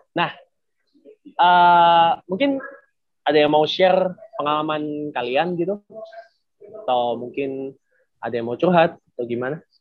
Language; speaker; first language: Indonesian; native; Indonesian